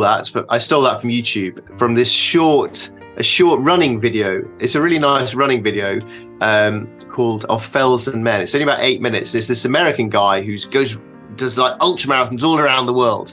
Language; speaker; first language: English; native; English